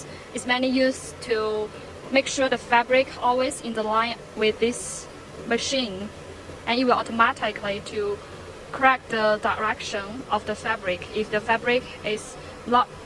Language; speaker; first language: English; non-native, learner; Chinese